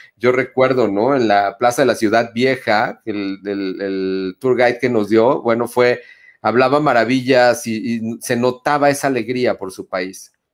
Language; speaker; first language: Spanish; native; Spanish